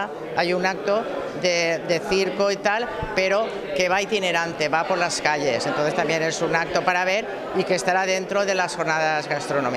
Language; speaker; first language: Spanish; non-native, local second language; Catalan